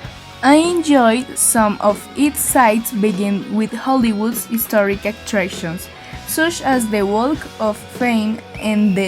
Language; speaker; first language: English; non-native, learner; Spanish